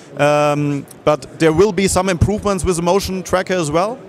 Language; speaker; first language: English; non-native, fluent; German